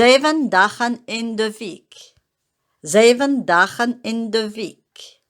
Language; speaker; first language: Dutch; non-native, learner; French